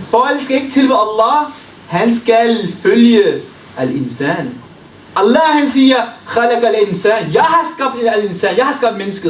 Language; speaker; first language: Danish; early bilingual, other home language; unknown